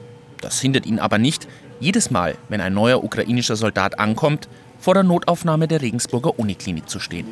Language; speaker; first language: German; native; German